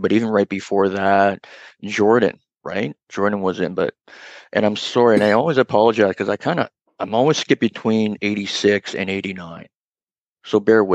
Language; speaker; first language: English; native; English